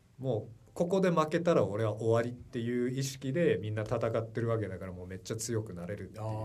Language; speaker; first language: Japanese; early bilingual, heritage; Japanese